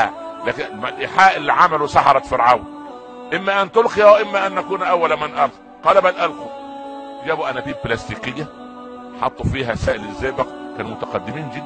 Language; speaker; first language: Arabic; native; Arabic